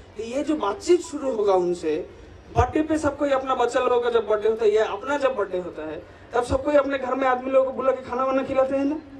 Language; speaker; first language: Hindi; non-native, local second language; Bangla